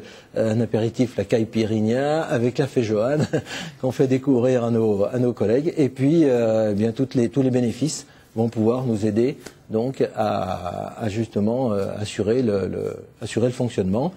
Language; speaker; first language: French; native; French